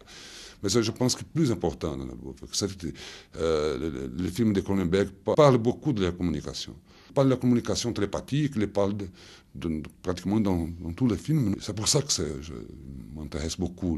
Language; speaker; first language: French; non-native, fluent; Portuguese